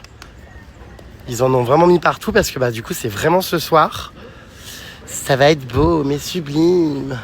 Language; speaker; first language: French; native; French